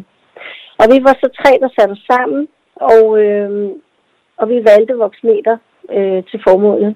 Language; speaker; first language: Danish; native; Danish